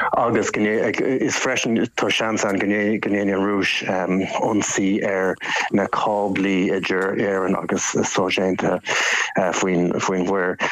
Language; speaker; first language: Irish; non-native, local second language; English